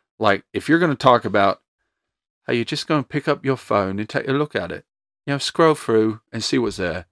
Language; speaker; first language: English; native; English